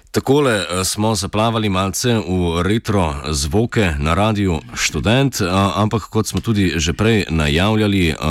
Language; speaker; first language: Slovenian; native; Slovenian